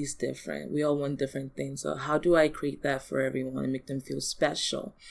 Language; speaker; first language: English; early bilingual, other home language; Yoruba